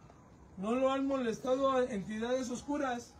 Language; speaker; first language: Spanish; native; Spanish